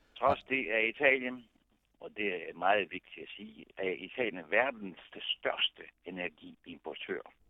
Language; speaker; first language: Danish; non-native, fluent; Italian